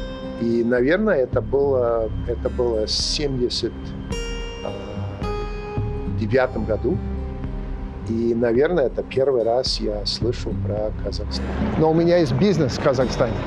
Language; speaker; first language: Russian; non-native, fluent; English